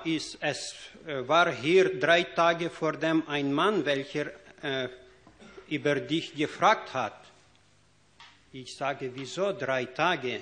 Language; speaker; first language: German; non-native, fluent; Ukrainian